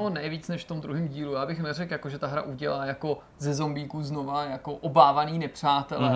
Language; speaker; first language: Czech; native; Czech